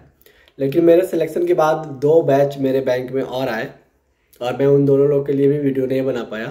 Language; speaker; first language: Hindi; native; Hindi